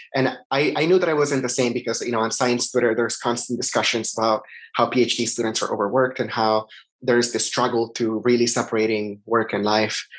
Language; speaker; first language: English; non-native, fluent; Italian